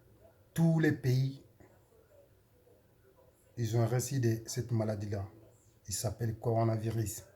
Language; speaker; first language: French; non-native, learner; Soninke